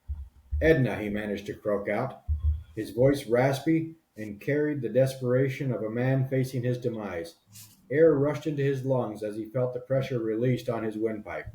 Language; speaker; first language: English; native; English